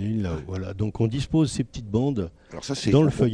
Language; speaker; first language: French; native; French